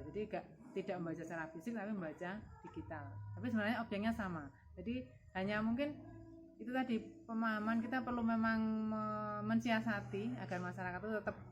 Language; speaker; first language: Indonesian; native; Indonesian